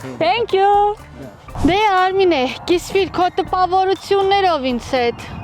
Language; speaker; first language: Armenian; native; Armenian